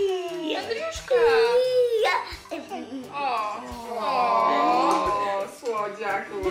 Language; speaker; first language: Polish; native; Polish